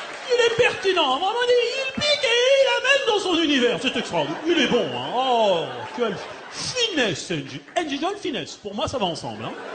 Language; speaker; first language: French; early bilingual, other home language; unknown